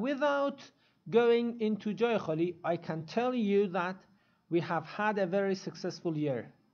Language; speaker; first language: English; non-native, fluent; Persian